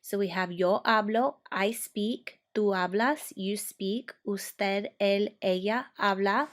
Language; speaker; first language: Spanish; non-native, fluent; English